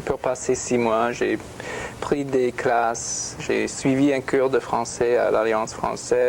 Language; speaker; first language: French; non-native, fluent; English